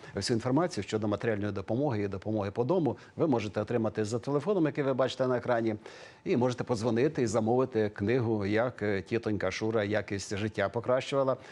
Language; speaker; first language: Ukrainian; native; Ukrainian